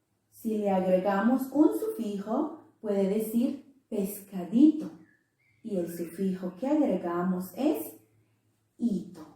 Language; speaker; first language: Spanish; non-native, local second language; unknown